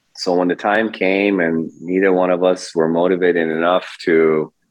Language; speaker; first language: English; early bilingual, other home language; Persian